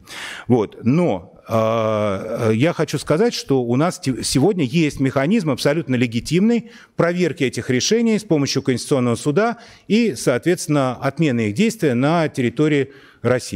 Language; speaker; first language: Russian; native; Russian